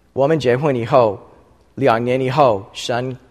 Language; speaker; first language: Chinese; non-native, fluent; English